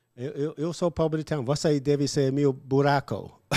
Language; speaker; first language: Portuguese; non-native, learner; English